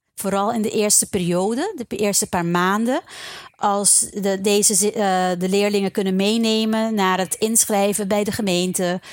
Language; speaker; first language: Dutch; non-native, local second language; Papiamento